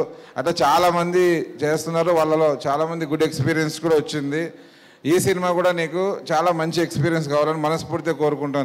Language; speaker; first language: Telugu; native; Telugu